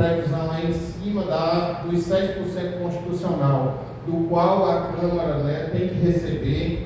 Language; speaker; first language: Portuguese; native; Portuguese